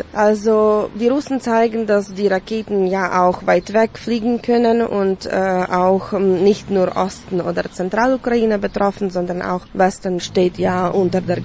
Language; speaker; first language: German; early bilingual, heritage; German